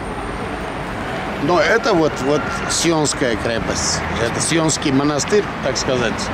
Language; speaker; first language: Russian; non-native, local second language; Georgian